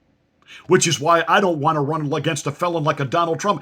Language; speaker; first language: English; native; English